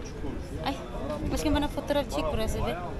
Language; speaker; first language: Turkish; non-native, learner; Filipino